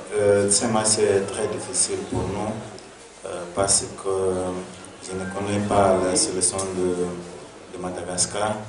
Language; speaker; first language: French; non-native, learner; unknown